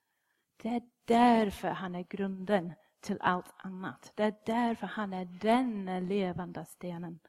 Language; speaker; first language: Swedish; non-native, fluent; English